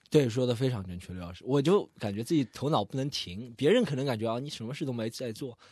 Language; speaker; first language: Chinese; native; Chinese